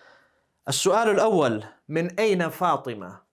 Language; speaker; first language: Arabic; non-native, fluent; English